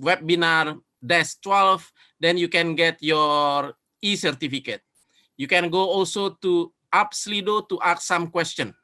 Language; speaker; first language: English; non-native, fluent; Indonesian